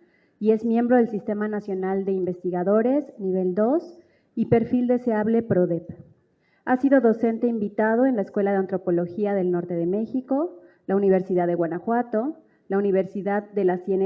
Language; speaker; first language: Spanish; native; Spanish